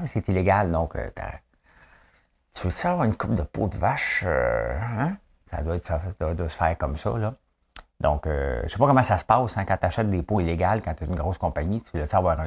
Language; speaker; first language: French; native; French